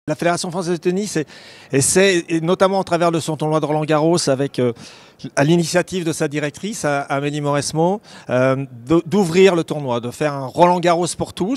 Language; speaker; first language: French; native; French